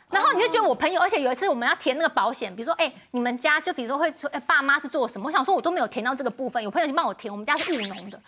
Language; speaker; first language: Chinese; native; Chinese